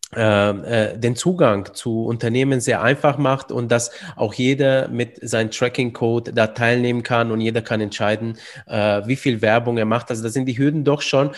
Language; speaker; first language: German; early bilingual, other home language; Romanian